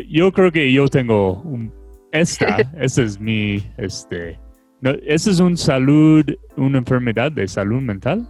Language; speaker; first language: Spanish; non-native, fluent; English